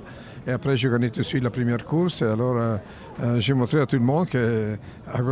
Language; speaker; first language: French; non-native, fluent; Italian